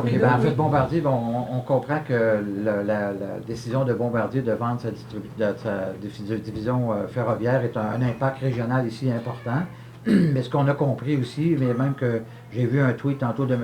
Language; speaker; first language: French; native; French